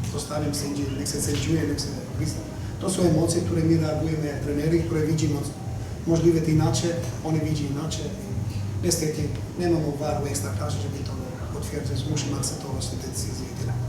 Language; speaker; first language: Polish; non-native, fluent; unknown